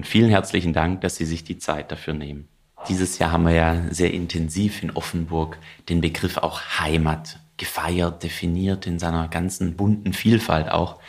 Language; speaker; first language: German; native; German